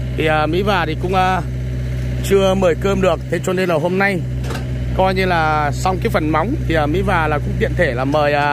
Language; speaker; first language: Vietnamese; non-native, local second language; Hmong